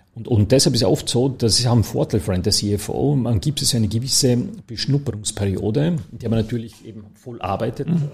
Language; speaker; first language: German; native; German